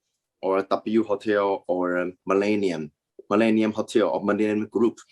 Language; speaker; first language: English; non-native, learner; Chinese